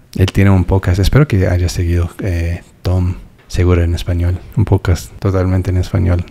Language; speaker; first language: Spanish; non-native, fluent; English